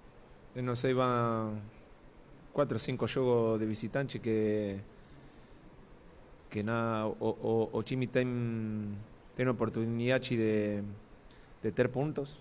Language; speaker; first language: Portuguese; non-native, fluent; Spanish